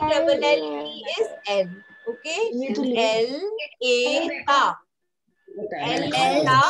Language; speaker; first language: English; non-native, local second language; Hindi